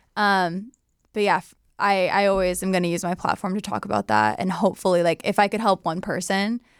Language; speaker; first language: English; native; English